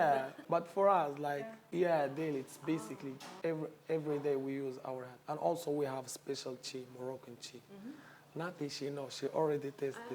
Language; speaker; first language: English; non-native, learner; Arabic